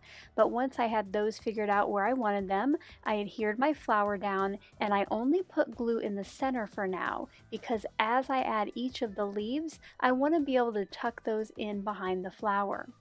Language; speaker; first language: English; native; English